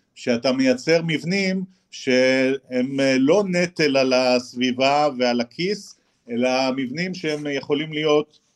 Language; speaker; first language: Hebrew; native; Hebrew